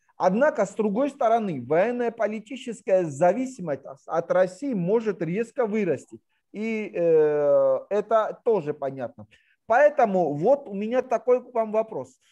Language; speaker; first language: Russian; non-native, local second language; Georgian